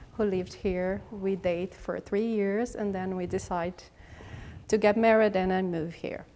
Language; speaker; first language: English; non-native, learner; Portuguese